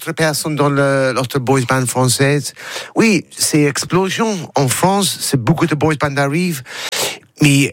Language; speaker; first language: French; non-native, learner; English